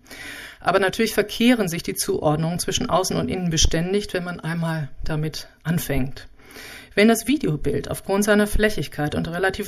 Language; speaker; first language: German; native; German